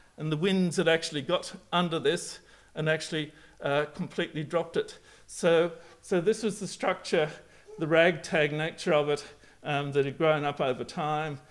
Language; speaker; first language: English; native; English